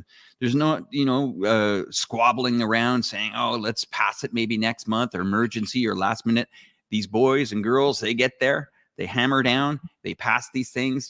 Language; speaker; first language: English; native; English